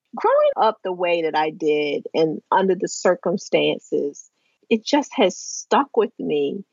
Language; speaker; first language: English; native; English